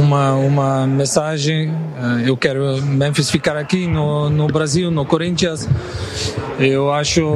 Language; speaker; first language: Portuguese; non-native, learner; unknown